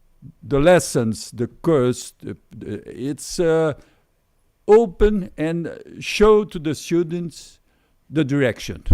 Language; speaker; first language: English; non-native, fluent; Portuguese